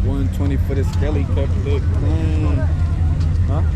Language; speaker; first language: English; native; English